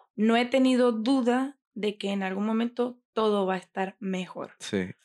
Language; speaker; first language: Spanish; native; Spanish